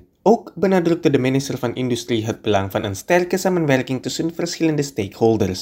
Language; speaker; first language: Dutch; non-native, fluent; Indonesian